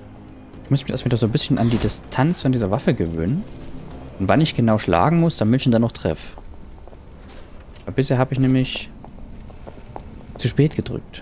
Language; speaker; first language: German; native; German